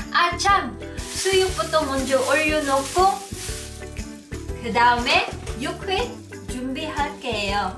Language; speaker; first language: Korean; non-native, fluent; Cebuano